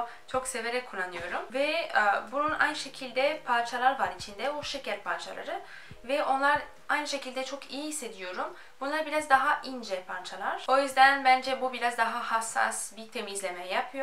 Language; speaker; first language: Turkish; non-native, fluent; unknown